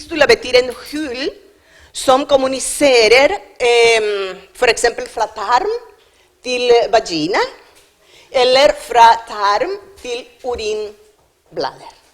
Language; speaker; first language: Norwegian; non-native, learner; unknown